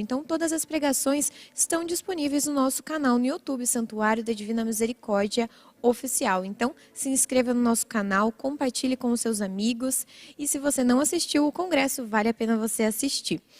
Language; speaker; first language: Portuguese; native; Portuguese